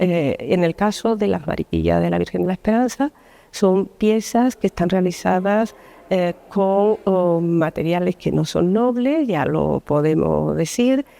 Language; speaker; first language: Spanish; native; Spanish